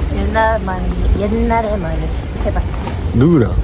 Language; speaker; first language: Korean; non-native, learner; Japanese